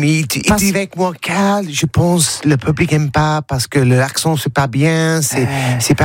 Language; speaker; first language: French; non-native, learner; English